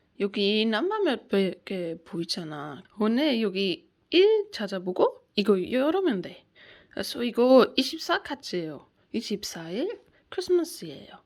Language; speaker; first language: Korean; non-native, learner; German